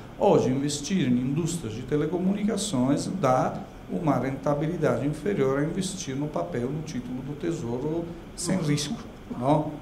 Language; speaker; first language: Portuguese; non-native, fluent; Italian